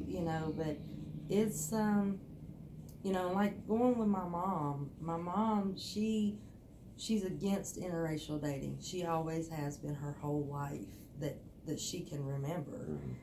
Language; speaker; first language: English; native; English